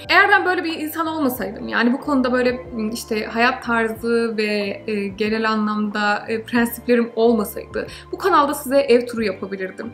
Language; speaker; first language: Turkish; early bilingual, heritage; Turkish